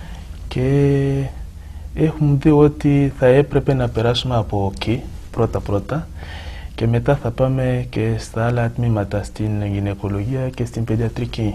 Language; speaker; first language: Greek; non-native, fluent; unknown